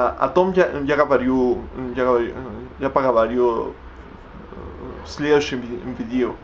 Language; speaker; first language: Russian; non-native, learner; Spanish